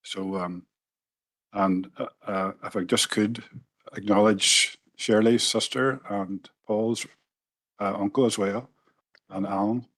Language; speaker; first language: English; native; English